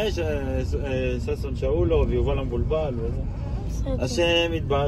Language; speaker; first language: Hebrew; native; Hebrew